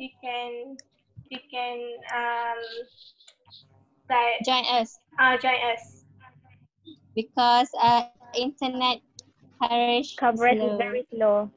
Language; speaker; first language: English; non-native, learner; Malay